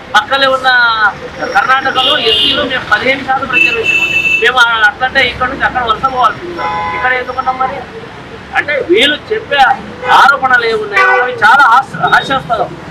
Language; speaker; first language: Telugu; non-native, local second language; Lambadi